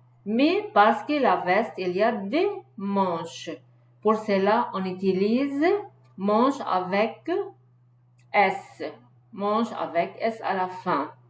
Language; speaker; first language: French; non-native, learner; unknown